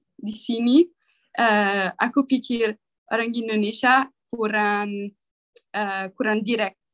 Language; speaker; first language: Indonesian; non-native, learner; Italian